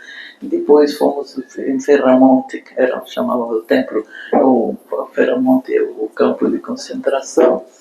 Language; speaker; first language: Portuguese; non-native, fluent; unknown